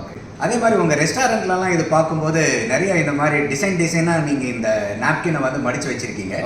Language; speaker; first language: Tamil; native; Tamil